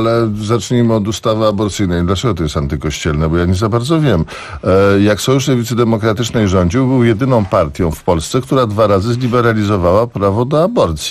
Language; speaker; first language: Polish; native; Polish